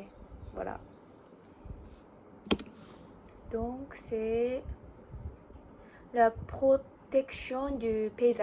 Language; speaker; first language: French; non-native, learner; Japanese